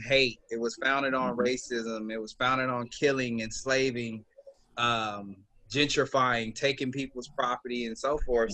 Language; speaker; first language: English; native; English